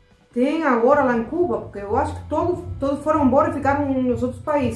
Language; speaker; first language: Portuguese; non-native, fluent; Spanish